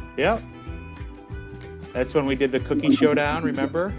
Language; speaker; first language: English; native; English